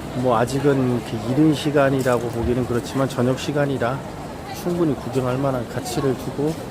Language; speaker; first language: Korean; native; Korean